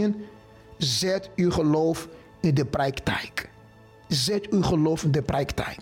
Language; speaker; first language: Dutch; non-native, fluent; Portuguese